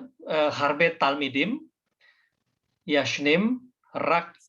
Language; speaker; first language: Hebrew; non-native, learner; Indonesian